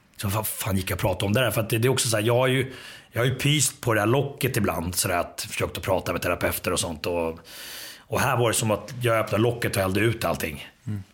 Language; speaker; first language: Swedish; early bilingual, other home language; Finnish